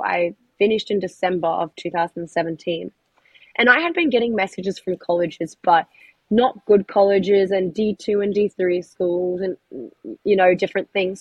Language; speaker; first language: English; native; English